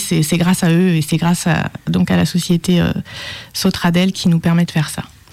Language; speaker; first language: French; native; French